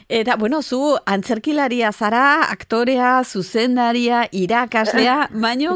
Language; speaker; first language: Basque; native; Basque